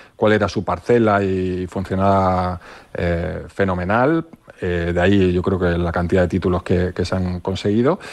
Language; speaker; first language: Spanish; native; Spanish